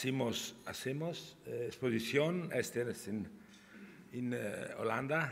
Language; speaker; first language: Spanish; non-native, learner; Italian